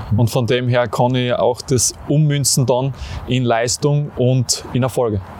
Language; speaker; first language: German; native; German